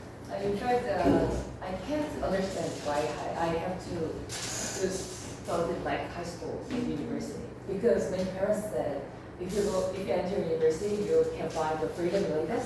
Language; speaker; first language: English; non-native, learner; Korean